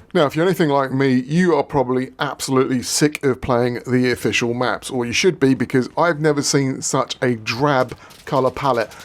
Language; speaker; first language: English; native; English